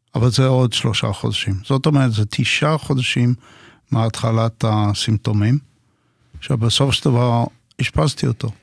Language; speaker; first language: Hebrew; non-native, fluent; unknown